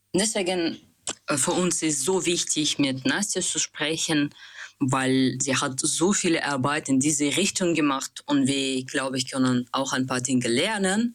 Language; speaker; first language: German; non-native, learner; Russian